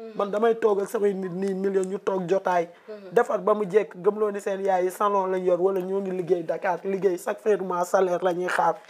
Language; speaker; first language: Wolof; native; Wolof